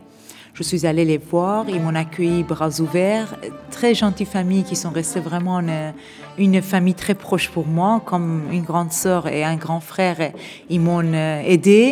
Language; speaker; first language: French; non-native, fluent; Persian